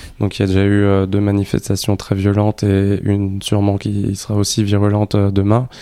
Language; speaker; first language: French; native; French